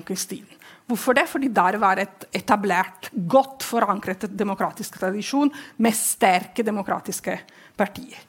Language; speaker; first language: Norwegian; non-native, fluent; Italian